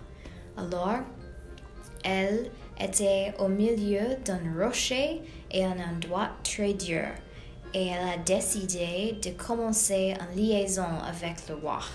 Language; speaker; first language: French; non-native, learner; English